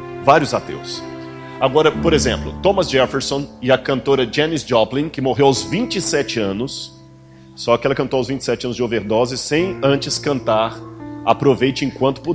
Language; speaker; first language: Portuguese; native; Portuguese